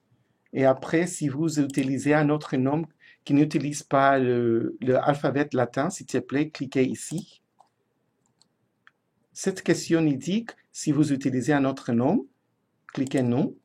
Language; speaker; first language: French; non-native, fluent; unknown